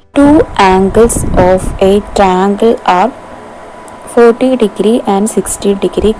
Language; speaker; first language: English; non-native, local second language; Malayalam